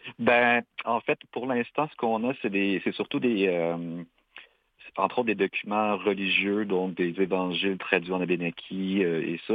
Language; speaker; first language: French; native; French